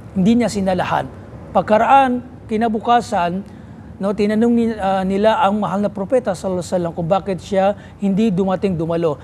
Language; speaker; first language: Filipino; non-native, local second language; Maranao